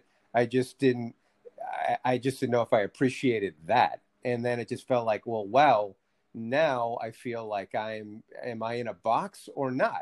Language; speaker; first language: English; early bilingual, other home language; Spanish